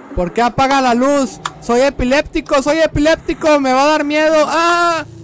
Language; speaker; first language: Spanish; native; Spanish